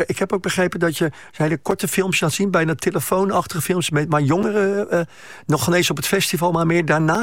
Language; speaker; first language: Dutch; native; Dutch